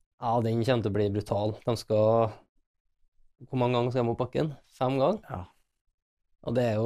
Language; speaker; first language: Norwegian; native; Norwegian